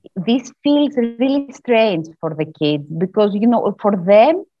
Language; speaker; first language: English; non-native, fluent; Greek